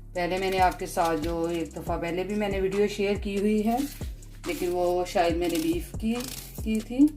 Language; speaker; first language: Urdu; native; Urdu